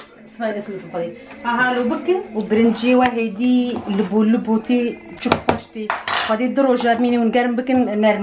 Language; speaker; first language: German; non-native, learner; Kurdish